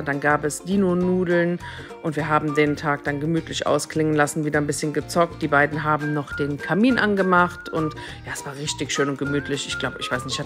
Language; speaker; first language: German; native; German